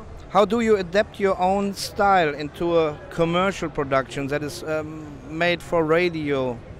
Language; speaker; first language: English; non-native, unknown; German